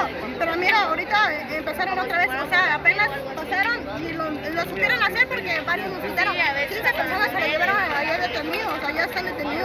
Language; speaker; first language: Spanish; native; Spanish